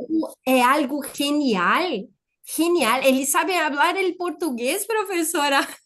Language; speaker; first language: Spanish; non-native, fluent; Portuguese